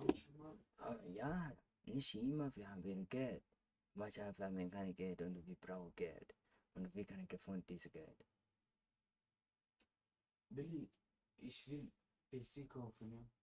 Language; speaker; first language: German; non-native, learner; Swahili